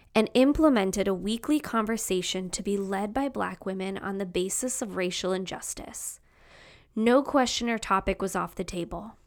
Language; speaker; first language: English; native; English